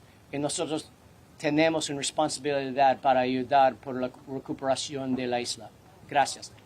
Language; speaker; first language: Spanish; non-native, learner; English